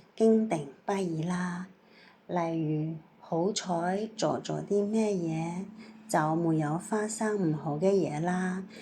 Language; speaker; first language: Cantonese; non-native, fluent; Chinese